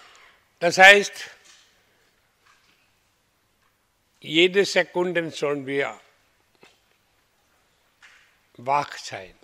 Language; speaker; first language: German; non-native, learner; Hindi